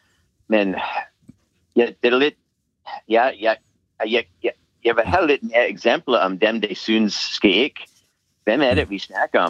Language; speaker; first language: Danish; non-native, fluent; English